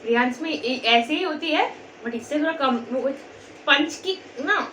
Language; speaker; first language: Hindi; non-native, local second language; Bangla